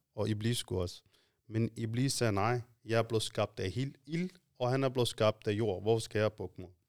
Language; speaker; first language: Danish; early bilingual, other home language; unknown